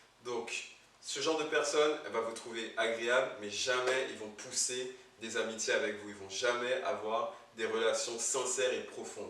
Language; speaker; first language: French; native; French